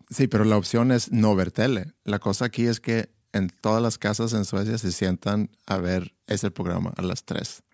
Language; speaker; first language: Spanish; non-native, fluent; Swedish